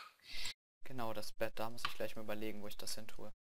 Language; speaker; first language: German; native; German